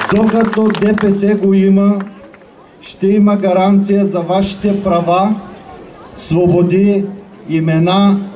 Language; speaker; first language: Bulgarian; non-native, local second language; Turkish